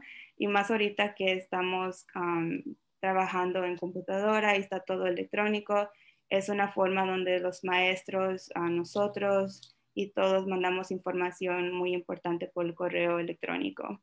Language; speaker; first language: Spanish; early bilingual, other home language; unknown